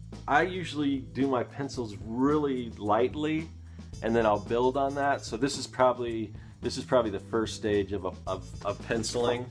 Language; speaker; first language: English; native; English